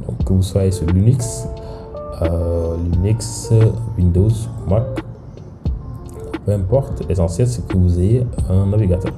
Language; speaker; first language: French; non-native, local second language; Wolof